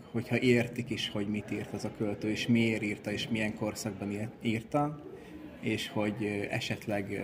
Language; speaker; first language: Hungarian; native; Hungarian